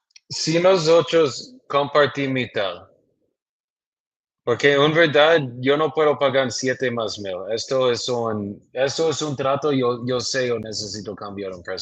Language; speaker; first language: Spanish; non-native, learner; English